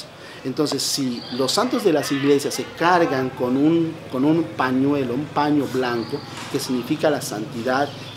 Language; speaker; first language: Spanish; native; Spanish